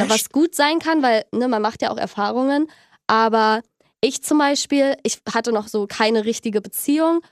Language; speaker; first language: German; native; German